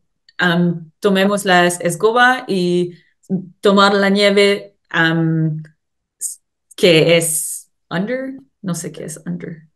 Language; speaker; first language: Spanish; non-native, learner; English